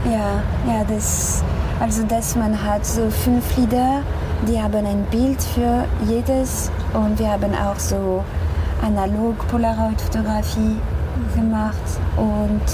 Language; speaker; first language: German; non-native, fluent; French